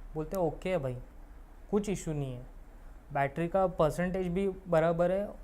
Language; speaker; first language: Hindi; non-native, local second language; Marathi